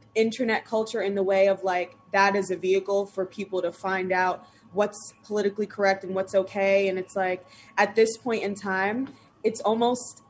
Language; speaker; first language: English; native; English